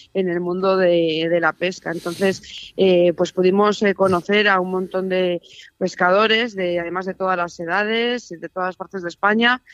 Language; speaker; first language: Spanish; native; Spanish